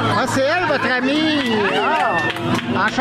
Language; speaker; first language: French; native; French